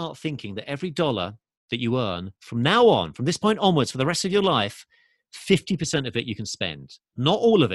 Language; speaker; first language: English; native; English